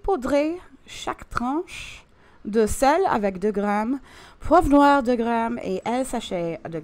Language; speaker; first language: French; non-native, learner; English